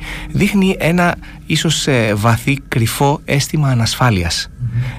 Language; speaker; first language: Greek; native; Greek